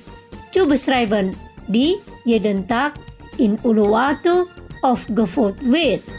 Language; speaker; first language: German; non-native, fluent; Indonesian